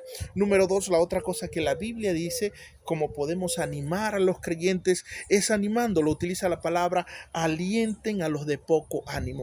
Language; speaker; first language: Spanish; native; Spanish